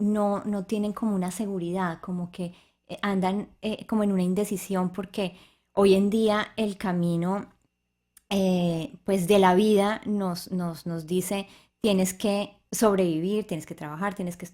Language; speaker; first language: Spanish; native; Spanish